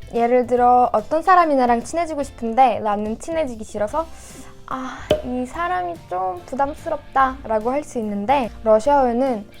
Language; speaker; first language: Korean; non-native, fluent; Russian